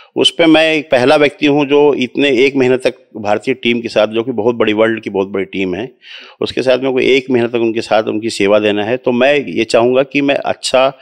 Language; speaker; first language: Hindi; native; Hindi